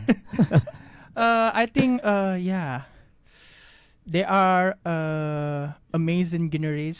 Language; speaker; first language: English; non-native, learner; Indonesian